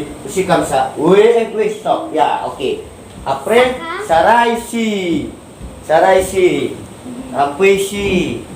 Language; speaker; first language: French; non-native, learner; Indonesian